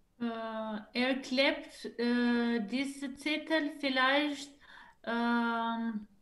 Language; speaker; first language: German; non-native, learner; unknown